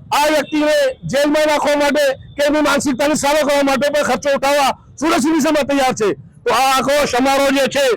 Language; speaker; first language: Gujarati; non-native, local second language; Sindhi